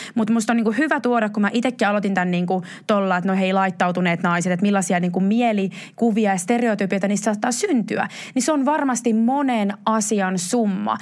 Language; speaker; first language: Finnish; native; Finnish